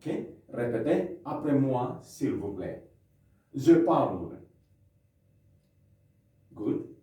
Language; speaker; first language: French; non-native, fluent; Indonesian